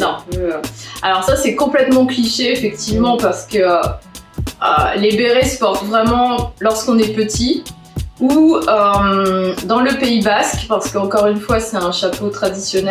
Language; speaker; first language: French; native; French